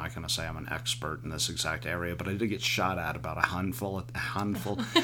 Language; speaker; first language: English; native; English